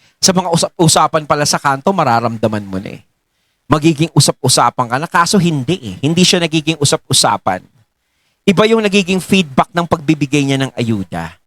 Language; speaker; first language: Filipino; native; Filipino